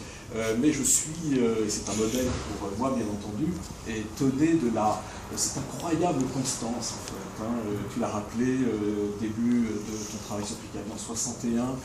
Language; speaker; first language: French; native; French